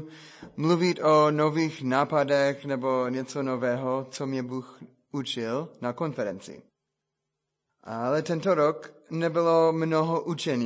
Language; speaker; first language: Czech; non-native, fluent; English